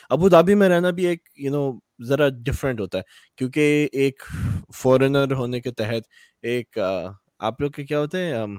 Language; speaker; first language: Urdu; native; Urdu